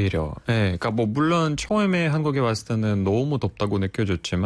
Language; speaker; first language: Korean; non-native, fluent; Russian